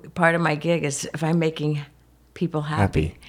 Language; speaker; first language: English; native; English